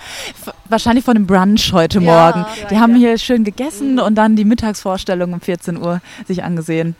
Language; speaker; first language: German; native; German